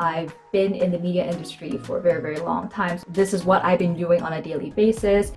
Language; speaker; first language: English; non-native, fluent; Korean